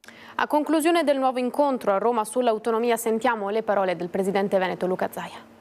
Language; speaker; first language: Italian; native; Italian